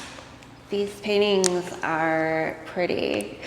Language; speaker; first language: English; native; English